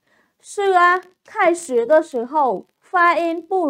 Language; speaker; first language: Chinese; non-native, fluent; Khmer